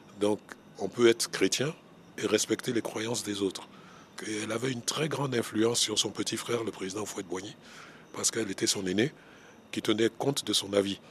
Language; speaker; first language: French; non-native, local second language; Baoulé